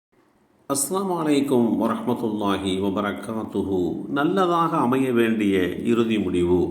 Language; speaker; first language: Tamil; native; Tamil